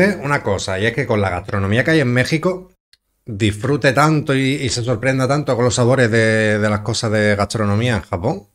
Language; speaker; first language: Spanish; native; Spanish